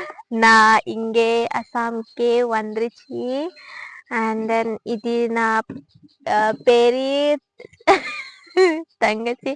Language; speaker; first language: Tamil; non-native, learner; Bangla